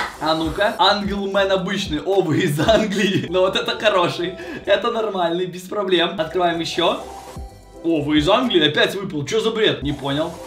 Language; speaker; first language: Russian; native; Russian